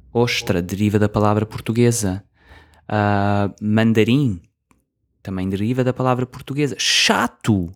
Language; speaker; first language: Portuguese; native; Portuguese